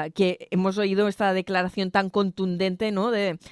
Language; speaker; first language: Spanish; non-native, local second language; Catalan